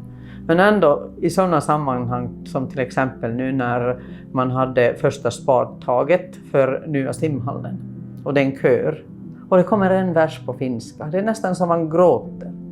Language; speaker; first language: Swedish; non-native, local second language; Finnish